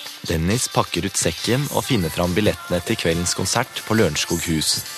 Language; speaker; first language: Norwegian; native; Norwegian